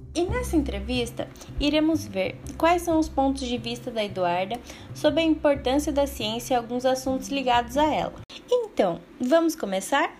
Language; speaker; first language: Portuguese; native; Portuguese